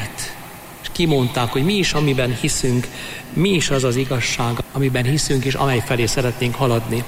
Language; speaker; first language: Hungarian; native; Hungarian